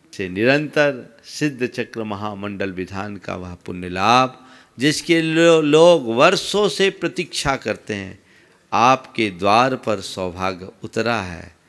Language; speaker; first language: Hindi; native; Hindi